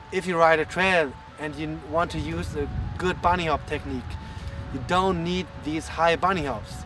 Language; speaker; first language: English; non-native, fluent; German